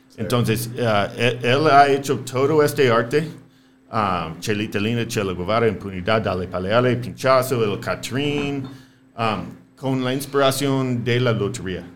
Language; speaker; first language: Spanish; non-native, fluent; English